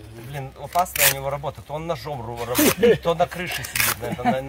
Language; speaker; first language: Russian; native; Russian